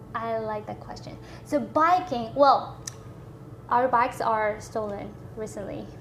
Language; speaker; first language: English; non-native, fluent; Korean